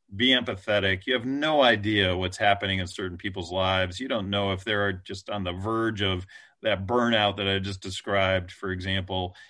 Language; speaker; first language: English; native; English